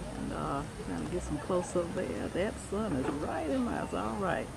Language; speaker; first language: English; native; English